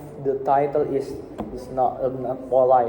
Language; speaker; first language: English; non-native, learner; Indonesian